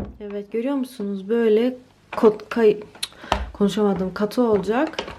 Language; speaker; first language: Turkish; early bilingual, heritage; Turkish